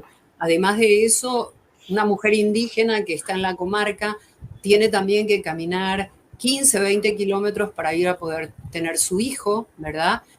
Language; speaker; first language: Spanish; native; Spanish